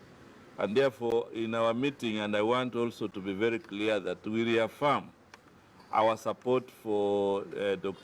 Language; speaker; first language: English; non-native, local second language; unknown